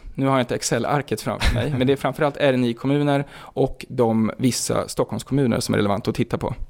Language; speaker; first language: Swedish; native; Swedish